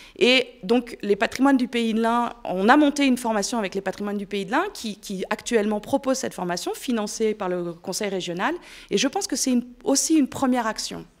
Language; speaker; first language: French; native; French